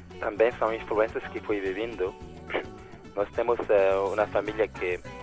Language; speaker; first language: Spanish; non-native, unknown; Portuguese